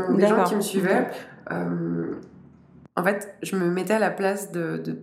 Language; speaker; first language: French; native; French